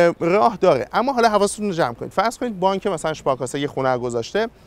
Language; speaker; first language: Persian; native; Persian